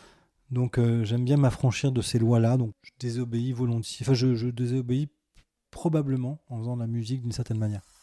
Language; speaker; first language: French; native; French